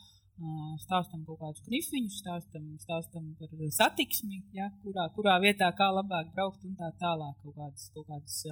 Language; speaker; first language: Latvian; native; Latvian